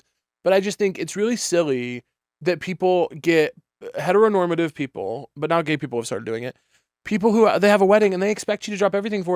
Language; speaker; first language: English; native; English